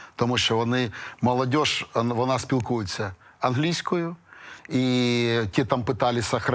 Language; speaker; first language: Ukrainian; non-native, local second language; Russian